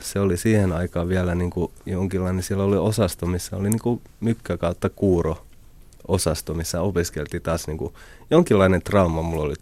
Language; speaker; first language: Finnish; early bilingual, other home language; Arabic